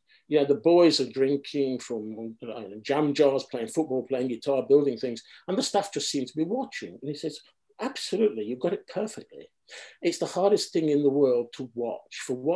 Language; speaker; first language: English; native; English